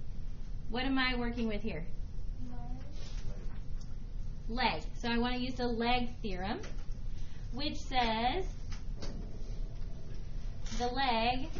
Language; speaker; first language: English; native; English